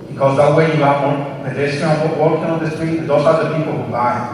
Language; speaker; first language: English; non-native, learner; Spanish